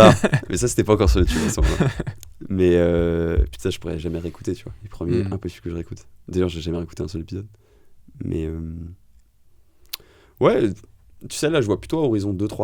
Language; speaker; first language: French; native; French